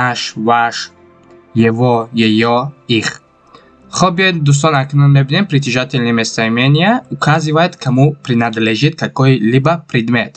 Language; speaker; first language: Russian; non-native, local second language; Tajik